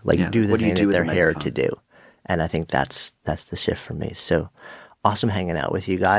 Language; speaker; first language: English; native; English